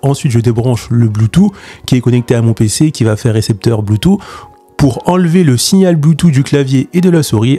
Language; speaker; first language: French; native; French